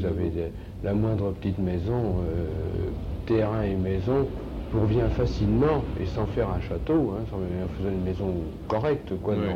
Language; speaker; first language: French; native; French